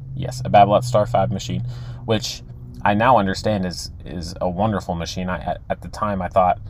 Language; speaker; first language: English; native; English